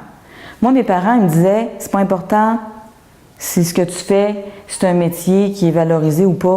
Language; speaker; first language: French; native; French